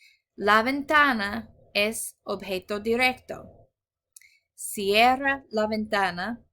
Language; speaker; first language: Spanish; non-native, fluent; English